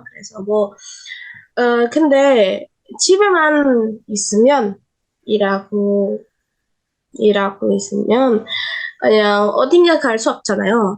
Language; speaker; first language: Korean; non-native, learner; Indonesian